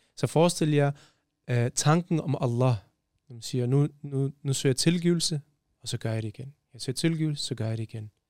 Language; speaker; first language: Danish; early bilingual, other home language; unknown